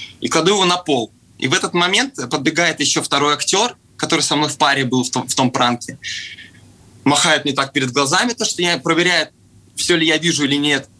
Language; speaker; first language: Russian; native; Russian